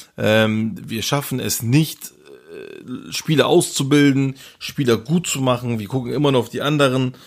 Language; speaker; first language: German; early bilingual, other home language; Turkish